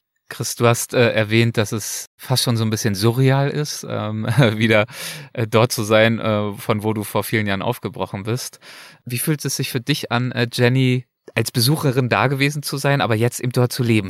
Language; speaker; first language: German; native; German